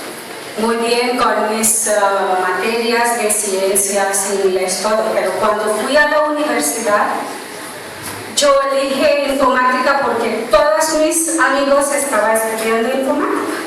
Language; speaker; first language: Spanish; non-native, learner; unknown